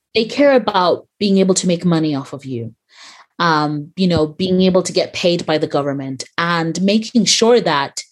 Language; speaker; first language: English; native; English